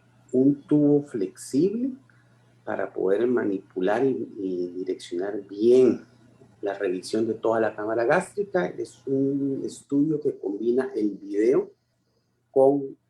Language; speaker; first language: Spanish; native; Spanish